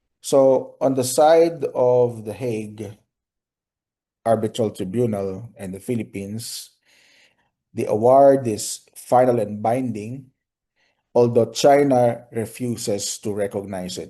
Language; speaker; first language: English; non-native, local second language; Filipino